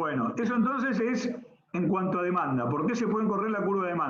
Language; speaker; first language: Spanish; native; Spanish